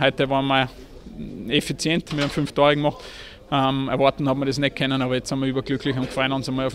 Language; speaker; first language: German; native; German